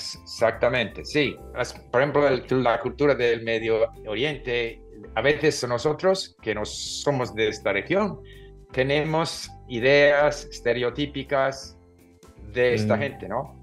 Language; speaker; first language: Spanish; non-native, fluent; English